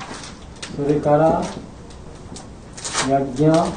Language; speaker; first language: Japanese; non-native, learner; Bangla